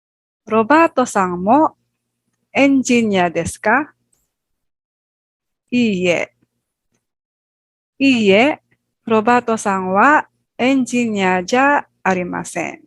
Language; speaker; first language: Japanese; non-native, fluent; Filipino